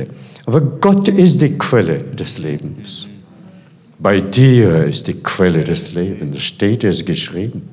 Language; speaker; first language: German; non-native, fluent; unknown